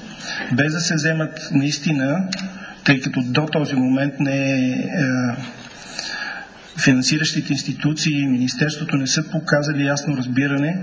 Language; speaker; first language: Bulgarian; native; Bulgarian